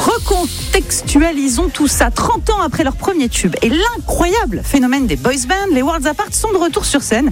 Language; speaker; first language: French; native; French